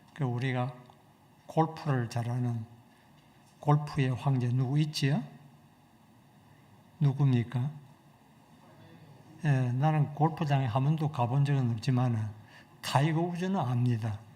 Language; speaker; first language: Korean; native; Korean